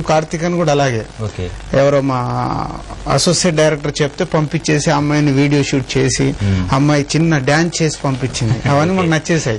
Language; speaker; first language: Telugu; native; Telugu